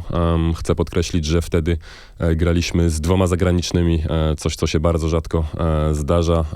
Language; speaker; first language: Polish; non-native, fluent; French